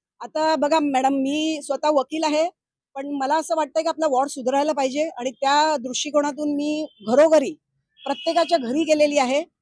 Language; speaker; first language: Marathi; native; Marathi